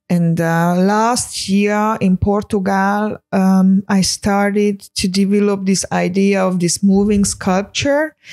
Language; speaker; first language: English; non-native, fluent; Hungarian